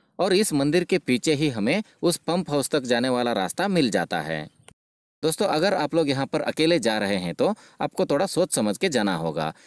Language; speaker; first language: Hindi; non-native, local second language; Kannada